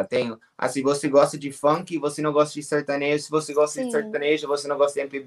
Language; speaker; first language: Portuguese; non-native, learner; English